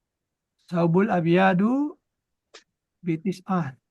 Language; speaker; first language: Arabic; non-native, learner; Indonesian